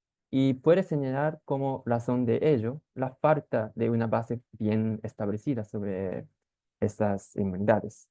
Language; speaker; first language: Spanish; non-native, fluent; Japanese